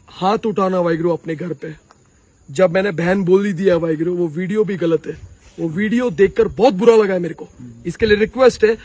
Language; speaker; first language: Hindi; non-native, local second language; Punjabi